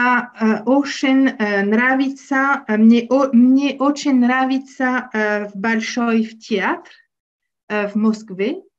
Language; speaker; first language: Russian; non-native, learner; French